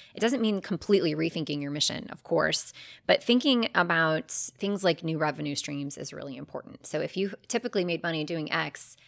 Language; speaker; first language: English; native; English